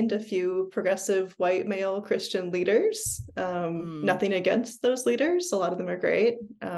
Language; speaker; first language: English; native; English